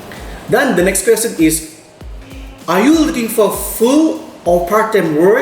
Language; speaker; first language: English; non-native, fluent; Indonesian